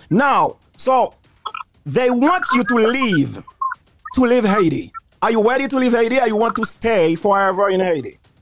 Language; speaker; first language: English; non-native, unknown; Haitian Creole